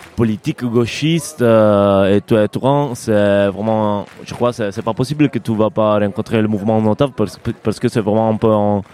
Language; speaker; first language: French; non-native, learner; Italian